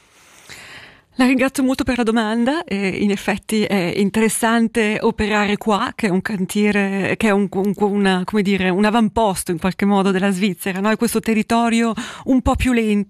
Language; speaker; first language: Italian; native; Italian